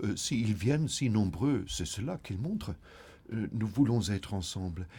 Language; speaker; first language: French; non-native, fluent; German